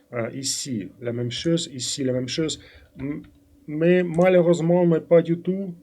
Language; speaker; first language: French; non-native, fluent; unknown